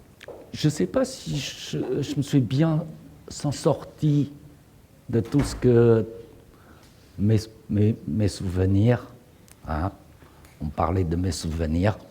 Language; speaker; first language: French; non-native, fluent; Chinese